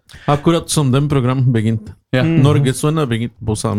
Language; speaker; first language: Norwegian; non-native, learner; Spanish